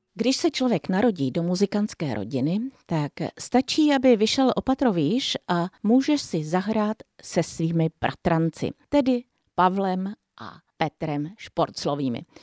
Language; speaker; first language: Czech; native; Czech